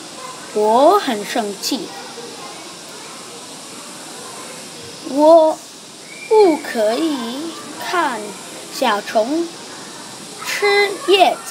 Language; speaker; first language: Chinese; non-native, learner; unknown